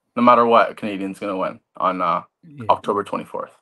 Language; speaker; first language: English; native; English